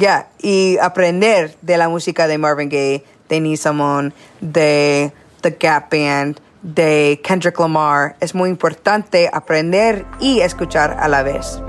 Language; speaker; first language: Spanish; non-native, learner; English